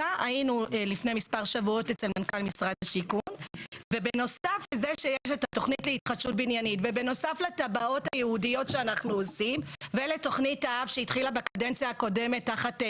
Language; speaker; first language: Hebrew; native; Hebrew